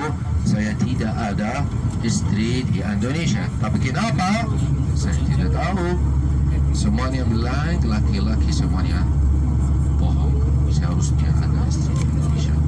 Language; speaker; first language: Indonesian; non-native, learner; Arabic